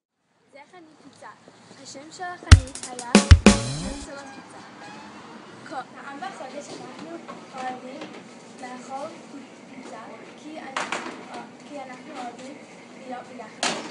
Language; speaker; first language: Hebrew; non-native, learner; English